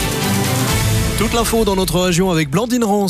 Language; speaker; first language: French; native; French